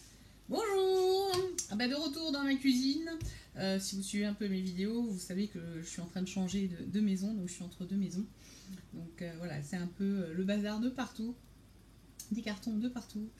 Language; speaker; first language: French; native; French